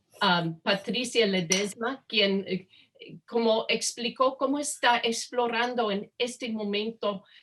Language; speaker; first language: Spanish; non-native, fluent; English